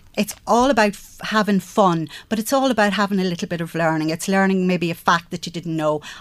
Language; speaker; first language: English; native; English